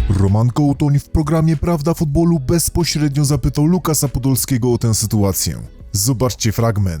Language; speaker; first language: Polish; native; Polish